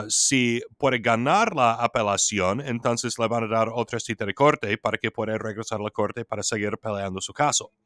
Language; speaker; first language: Spanish; non-native, fluent; English